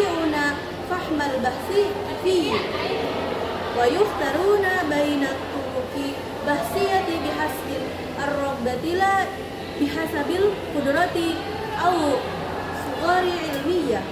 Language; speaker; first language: Arabic; non-native, learner; Indonesian